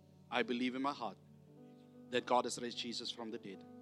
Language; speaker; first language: English; non-native, local second language; Afrikaans